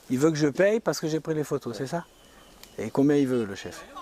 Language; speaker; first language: French; native; French